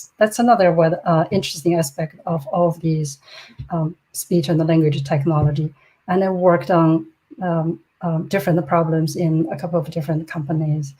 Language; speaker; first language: English; non-native, fluent; Chinese